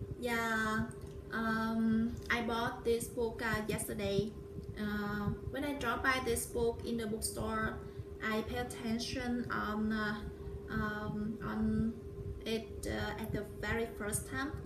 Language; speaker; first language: English; non-native, learner; Vietnamese